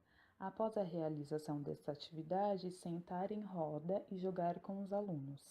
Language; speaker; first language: Portuguese; native; Portuguese